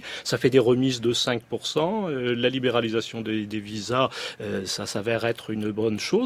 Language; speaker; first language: French; native; French